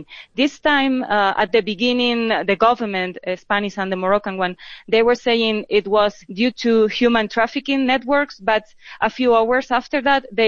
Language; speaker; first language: English; non-native, fluent; Spanish